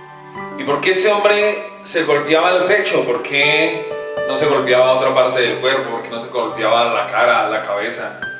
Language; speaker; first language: Spanish; native; Spanish